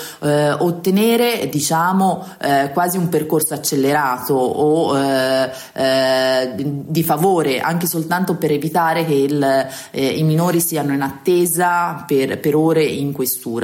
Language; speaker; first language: Italian; native; Italian